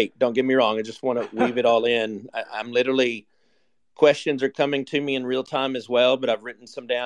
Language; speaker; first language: English; native; English